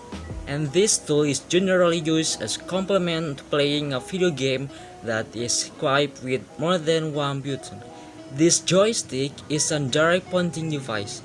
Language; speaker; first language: English; non-native, learner; Indonesian